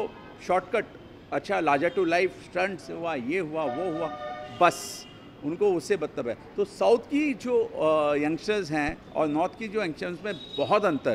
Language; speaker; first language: Hindi; native; Hindi